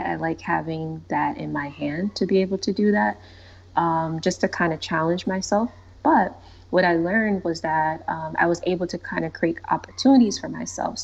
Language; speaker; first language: English; native; English